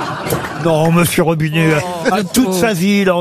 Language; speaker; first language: French; native; French